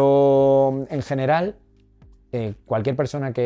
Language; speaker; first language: Spanish; native; Spanish